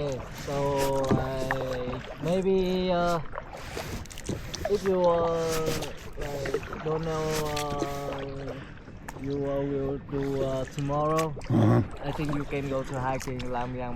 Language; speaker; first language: English; non-native, learner; Vietnamese